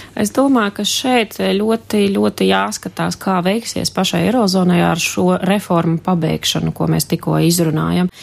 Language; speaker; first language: Latvian; non-native, local second language; Russian